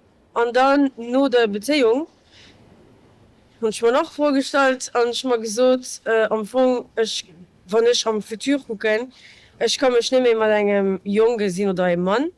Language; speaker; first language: German; non-native, local second language; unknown